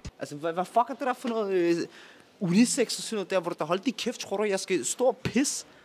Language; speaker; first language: Danish; early bilingual, other home language; Turkish